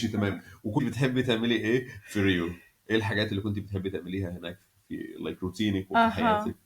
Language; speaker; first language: Arabic; native; Arabic